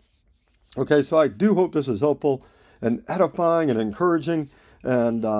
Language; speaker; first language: English; native; English